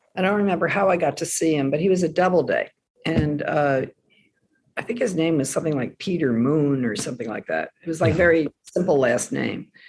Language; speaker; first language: English; native; English